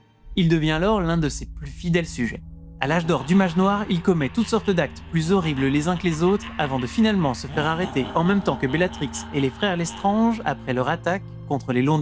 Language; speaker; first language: French; native; French